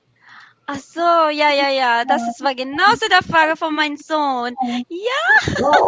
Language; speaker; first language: German; non-native, learner; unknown